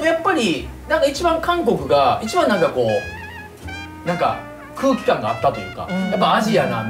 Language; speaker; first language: Japanese; native; Japanese